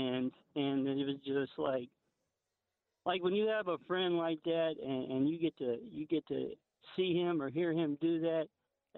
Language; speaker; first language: English; native; English